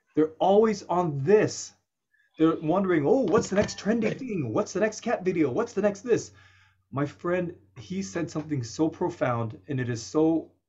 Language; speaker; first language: English; native; English